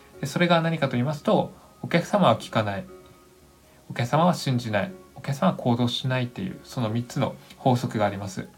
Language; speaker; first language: Japanese; native; Japanese